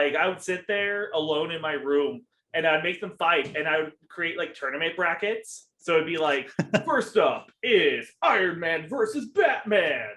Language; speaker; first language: English; native; English